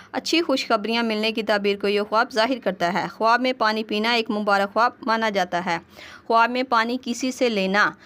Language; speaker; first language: Urdu; native; Urdu